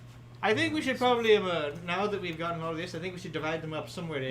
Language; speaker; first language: English; native; English